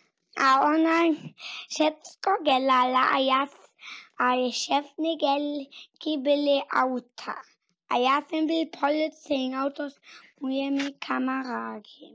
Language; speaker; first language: Czech; early bilingual, heritage; Czech